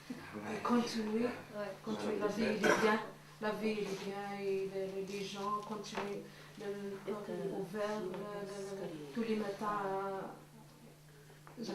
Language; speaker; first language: French; non-native, learner; Arabic